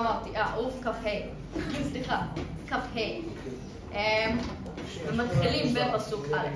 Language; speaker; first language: Hebrew; early bilingual, other home language; English